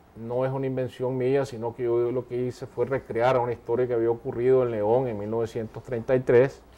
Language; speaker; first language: Spanish; native; Spanish